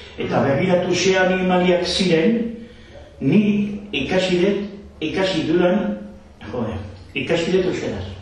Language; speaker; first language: Basque; non-native, local second language; Spanish